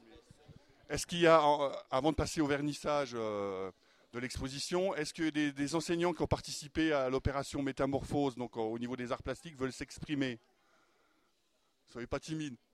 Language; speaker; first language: French; native; French